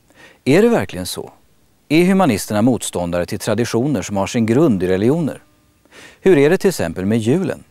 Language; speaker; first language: Swedish; native; Swedish